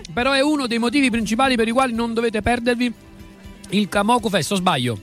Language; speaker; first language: Italian; native; Italian